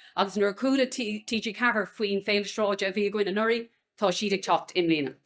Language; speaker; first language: Irish; non-native, local second language; English